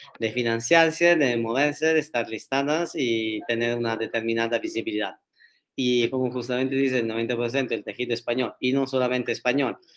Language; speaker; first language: Spanish; non-native, fluent; Italian